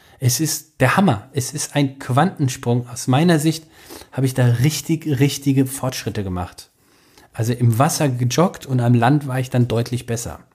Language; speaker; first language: German; native; German